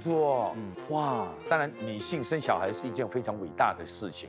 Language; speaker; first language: Chinese; native; Chinese